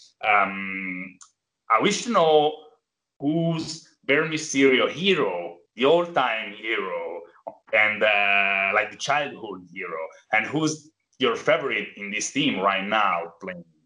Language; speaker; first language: English; non-native, fluent; Italian